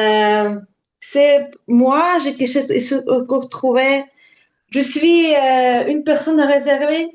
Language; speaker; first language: French; non-native, learner; Ukrainian